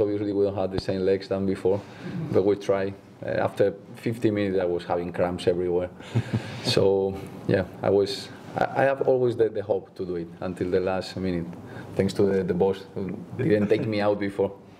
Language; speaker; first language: English; non-native, fluent; Spanish